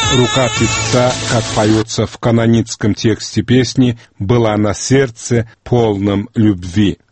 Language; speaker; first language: Russian; non-native, local second language; Uzbek